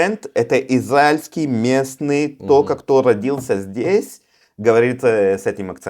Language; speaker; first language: Russian; early bilingual, heritage; Russian